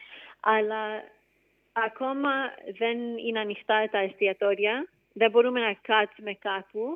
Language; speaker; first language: Greek; early bilingual, heritage; English